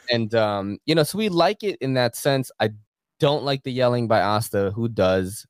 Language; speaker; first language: English; early bilingual, other home language; Filipino